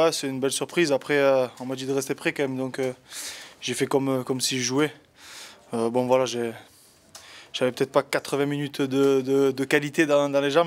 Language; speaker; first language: French; native; French